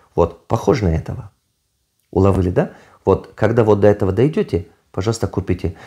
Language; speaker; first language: Russian; non-native, local second language; Tajik